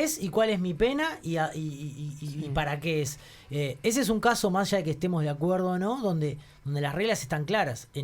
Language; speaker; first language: Spanish; native; Spanish